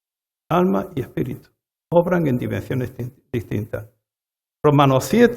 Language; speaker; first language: Spanish; native; Spanish